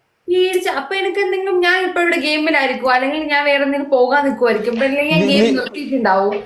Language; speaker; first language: Malayalam; native; Malayalam